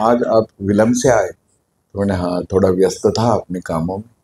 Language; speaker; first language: Hindi; non-native, local second language; Marathi